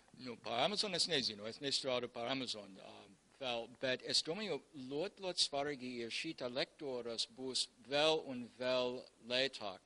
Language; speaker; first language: Latvian; non-native, learner; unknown